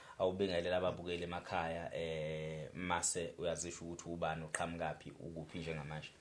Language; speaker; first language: Zulu; native; Zulu